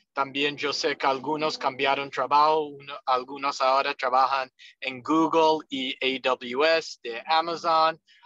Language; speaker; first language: Spanish; non-native, fluent; English